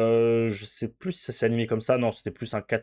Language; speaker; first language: French; native; French